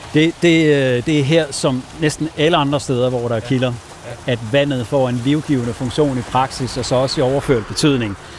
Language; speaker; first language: Danish; native; Danish